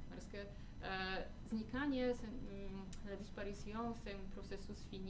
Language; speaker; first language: French; non-native, fluent; Polish